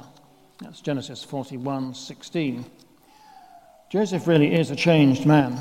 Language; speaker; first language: English; native; English